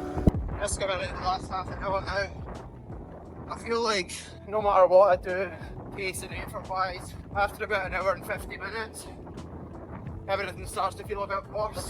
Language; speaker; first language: English; native; English